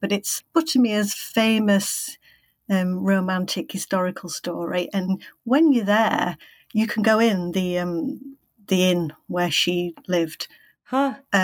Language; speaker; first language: English; native; English